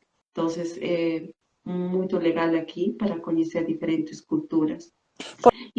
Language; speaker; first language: Portuguese; non-native, fluent; Spanish